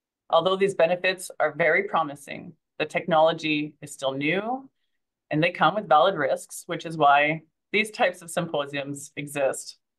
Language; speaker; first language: English; early bilingual, other home language; French